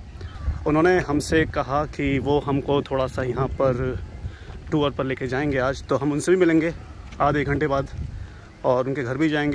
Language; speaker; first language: Hindi; native; Hindi